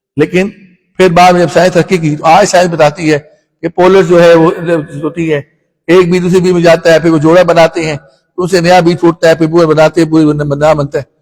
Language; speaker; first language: Urdu; non-native, local second language; Punjabi